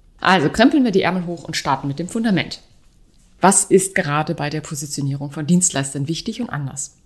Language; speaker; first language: German; native; German